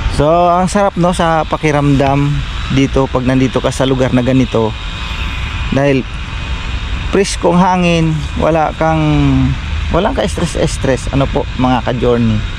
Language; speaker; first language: Filipino; non-native, local second language; Cebuano